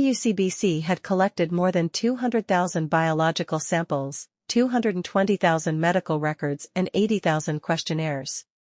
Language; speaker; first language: English; non-native, fluent; Chinese